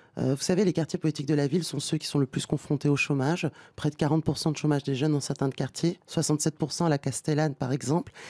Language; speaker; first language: French; native; French